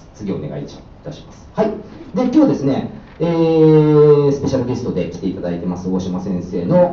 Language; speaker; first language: Japanese; native; Japanese